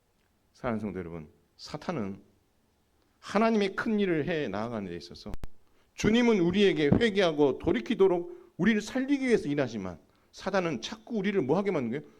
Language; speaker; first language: Korean; native; Korean